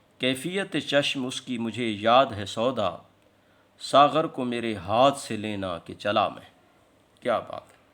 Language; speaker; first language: Urdu; non-native, local second language; Saraiki